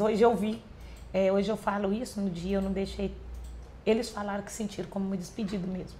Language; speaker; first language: Portuguese; native; Portuguese